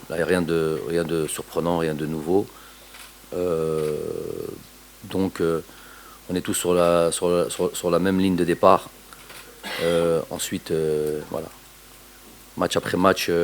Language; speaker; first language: French; native; French